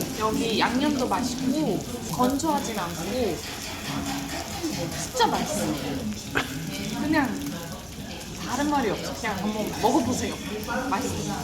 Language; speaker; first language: Korean; non-native, fluent; French